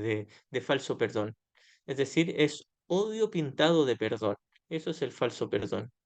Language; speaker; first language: Spanish; native; Spanish